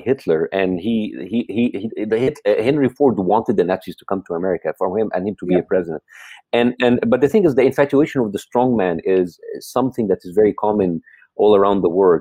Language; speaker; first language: English; non-native, fluent; Arabic